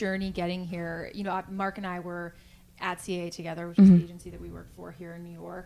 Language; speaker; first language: English; native; English